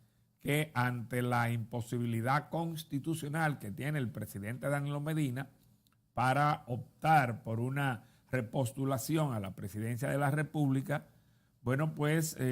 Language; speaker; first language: Spanish; native; Spanish